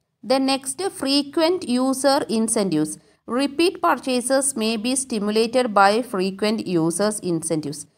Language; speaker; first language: English; non-native, local second language; Malayalam